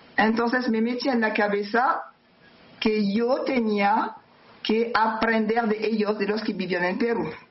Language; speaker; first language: Spanish; non-native, fluent; French